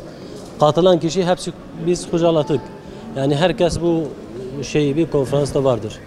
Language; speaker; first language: Turkish; non-native, learner; Kurdish